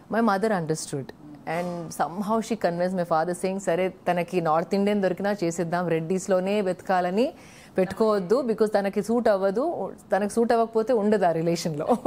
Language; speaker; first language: English; non-native, local second language; Telugu